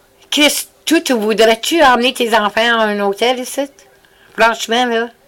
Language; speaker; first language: French; native; French